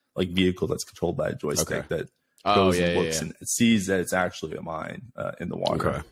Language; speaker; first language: English; native; English